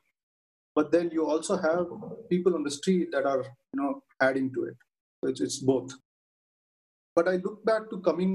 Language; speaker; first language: English; non-native, local second language; Tamil